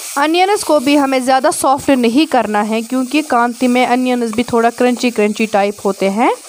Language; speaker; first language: Urdu; non-native, local second language; Kashmiri